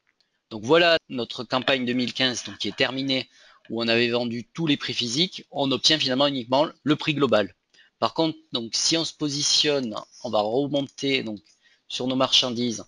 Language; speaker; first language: French; native; French